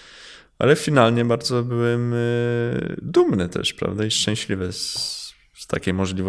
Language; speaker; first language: Polish; early bilingual, heritage; Polish